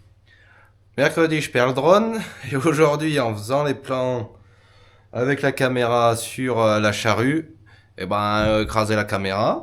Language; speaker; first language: French; native; French